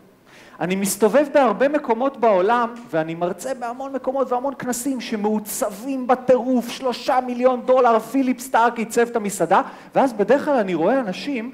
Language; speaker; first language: Hebrew; native; Hebrew